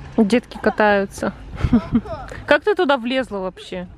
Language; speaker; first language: Russian; native; Russian